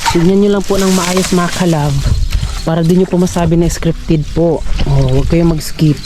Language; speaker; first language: Filipino; non-native, local second language; Cebuano